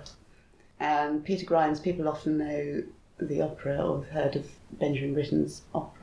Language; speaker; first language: English; native; English